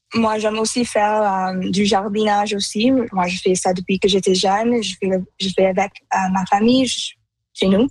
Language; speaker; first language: French; non-native, local second language; Punjabi